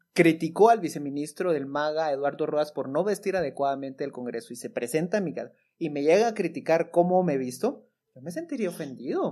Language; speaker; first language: Spanish; native; Spanish